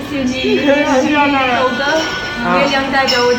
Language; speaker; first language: Chinese; non-native, learner; French